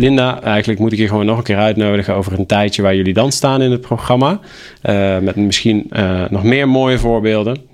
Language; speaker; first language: Dutch; native; Dutch